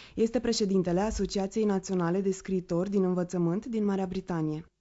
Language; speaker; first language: Romanian; native; Romanian